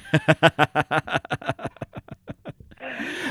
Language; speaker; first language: English; non-native, fluent; Dutch